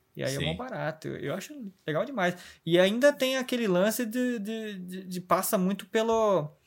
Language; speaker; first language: Portuguese; native; Portuguese